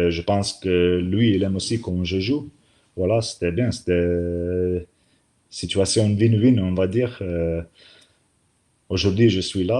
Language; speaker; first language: French; non-native, learner; Slovenian